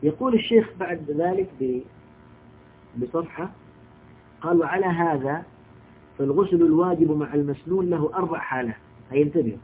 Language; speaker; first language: Arabic; native; Arabic